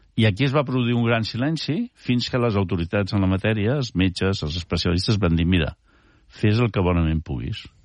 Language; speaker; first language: Catalan; early bilingual, heritage; Catalan